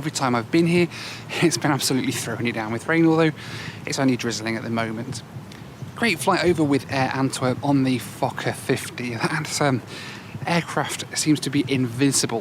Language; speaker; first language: English; native; English